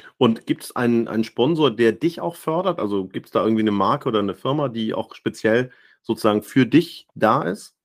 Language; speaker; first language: German; native; German